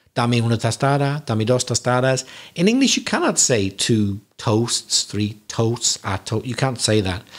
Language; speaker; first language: English; native; English